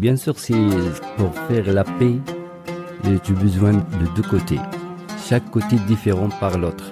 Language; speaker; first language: French; non-native, local second language; Arabic